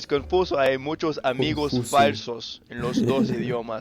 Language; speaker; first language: Spanish; non-native, fluent; English